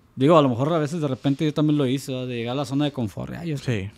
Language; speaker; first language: Spanish; native; Spanish